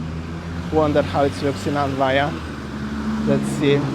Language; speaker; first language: English; non-native, fluent; Polish